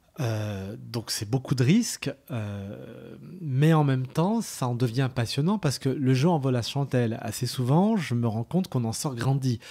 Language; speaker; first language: French; early bilingual, other home language; Arabic